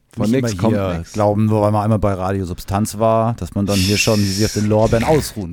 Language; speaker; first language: German; native; German